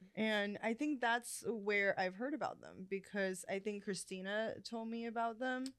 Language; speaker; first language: English; early bilingual, other home language; Chinese